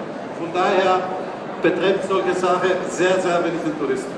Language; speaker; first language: German; non-native, fluent; Greek